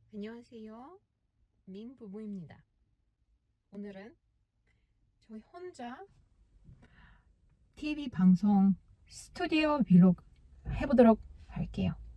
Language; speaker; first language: Korean; non-native, learner; Russian